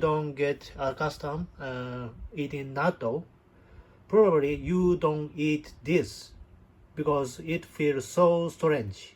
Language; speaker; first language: English; non-native, learner; Japanese